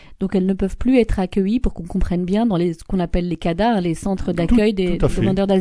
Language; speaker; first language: French; native; French